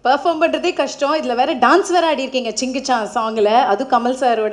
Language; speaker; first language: Tamil; native; Tamil